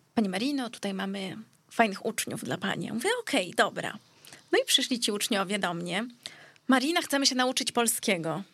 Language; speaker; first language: Polish; early bilingual, heritage; Greek